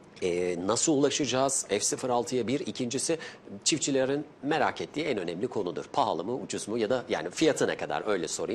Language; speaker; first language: Turkish; native; Turkish